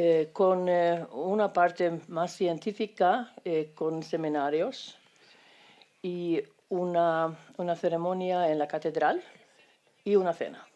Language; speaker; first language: Spanish; non-native, fluent; Swedish